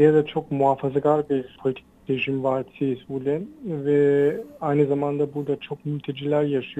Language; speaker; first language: Turkish; early bilingual, heritage; Turkish